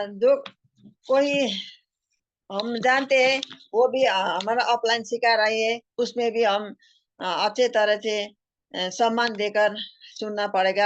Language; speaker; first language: Hindi; non-native, local second language; Nepali